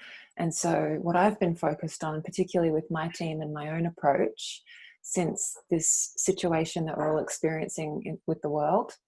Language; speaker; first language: English; native; English